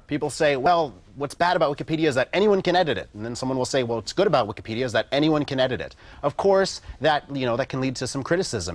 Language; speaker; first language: English; native; English